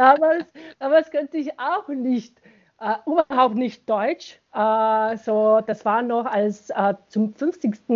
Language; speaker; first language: German; non-native, fluent; Bosnian